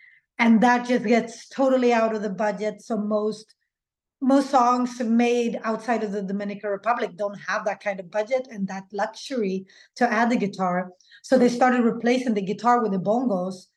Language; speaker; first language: English; non-native, fluent; Swedish